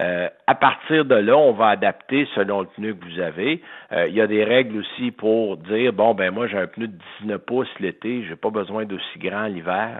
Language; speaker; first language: French; native; French